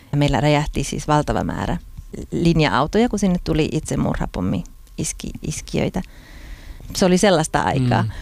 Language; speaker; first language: Finnish; early bilingual, heritage; Finnish